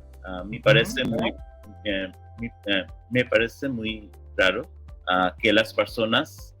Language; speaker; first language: Spanish; non-native, learner; English